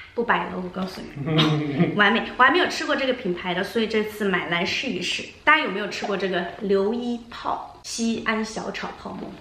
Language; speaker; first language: Chinese; native; Chinese